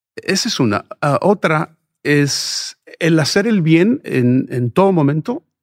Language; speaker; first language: Spanish; native; Spanish